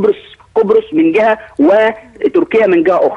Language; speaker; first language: Arabic; native; Arabic